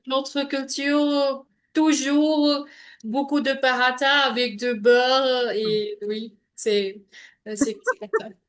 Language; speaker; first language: French; non-native, learner; Punjabi